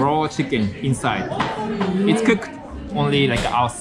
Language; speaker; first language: English; non-native, fluent; Japanese